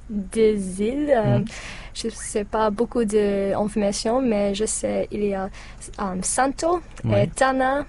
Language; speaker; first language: French; non-native, learner; English